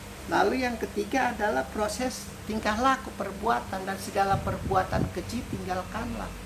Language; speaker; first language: Indonesian; native; Indonesian